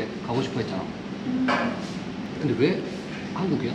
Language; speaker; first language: Korean; native; Korean